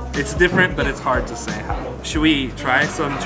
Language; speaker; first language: English; non-native, fluent; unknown